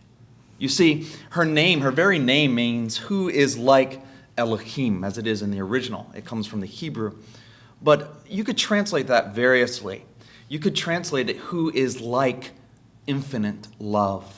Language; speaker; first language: English; native; English